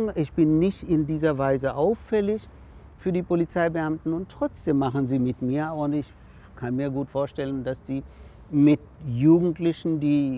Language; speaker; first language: German; non-native, fluent; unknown